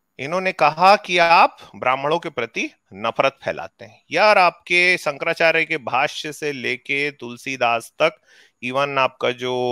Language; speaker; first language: Hindi; native; Hindi